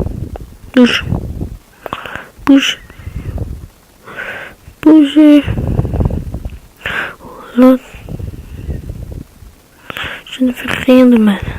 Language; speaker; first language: French; native; French